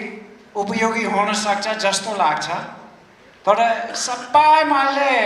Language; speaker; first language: Nepali; non-native, fluent; English